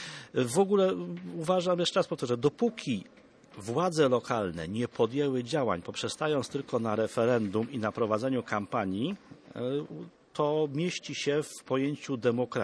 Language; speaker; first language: Polish; native; Polish